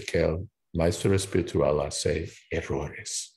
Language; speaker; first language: Spanish; non-native, fluent; English